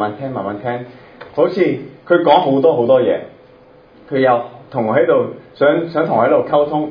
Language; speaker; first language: Cantonese; early bilingual, other home language; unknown